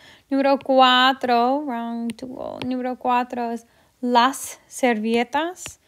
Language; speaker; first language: Spanish; non-native, fluent; English